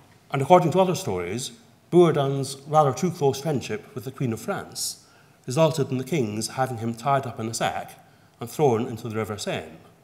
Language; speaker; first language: English; native; English